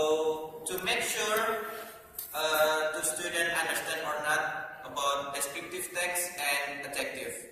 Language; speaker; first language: English; non-native, learner; Indonesian